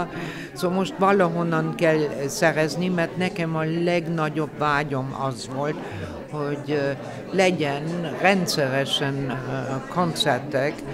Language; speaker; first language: Hungarian; non-native, fluent; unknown